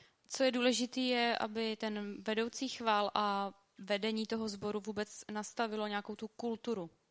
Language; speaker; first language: Czech; native; Czech